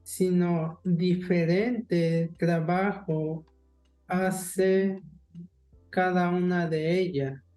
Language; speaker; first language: Spanish; non-native, local second language; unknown